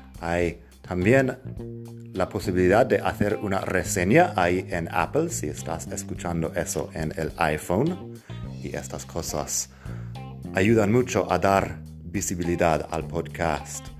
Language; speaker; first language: Spanish; non-native, fluent; English